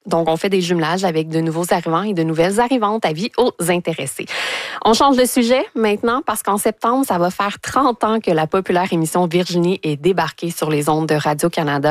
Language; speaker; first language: French; native; French